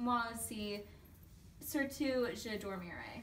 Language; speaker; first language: French; non-native, learner; English